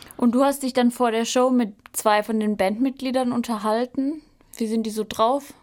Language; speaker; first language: German; native; German